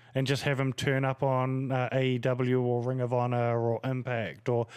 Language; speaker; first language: English; native; English